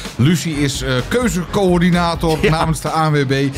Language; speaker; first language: Dutch; native; Dutch